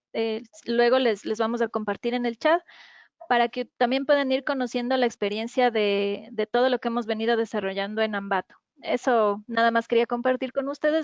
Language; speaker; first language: Spanish; native; Spanish